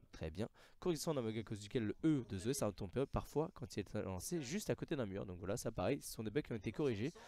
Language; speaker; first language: French; native; French